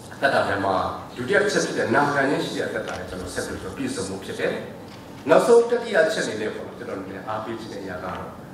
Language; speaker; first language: Burmese; non-native, local second language; S'gaw Karen